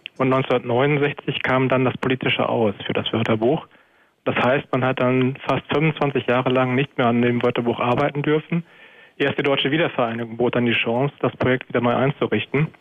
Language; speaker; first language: German; native; German